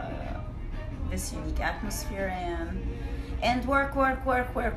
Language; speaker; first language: English; non-native, fluent; Arabic